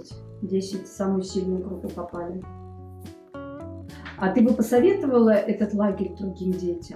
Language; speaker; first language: Russian; native; Russian